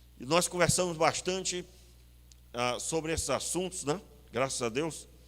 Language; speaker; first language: Portuguese; native; Portuguese